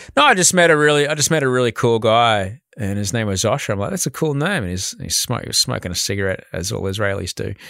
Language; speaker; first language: English; native; English